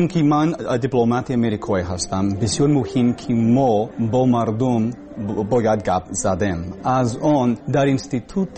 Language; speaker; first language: Persian; non-native, learner; English